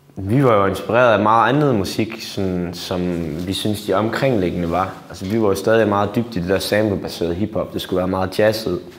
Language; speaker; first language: Danish; native; Danish